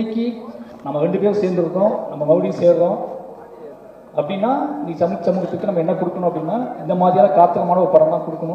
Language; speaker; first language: Tamil; native; Tamil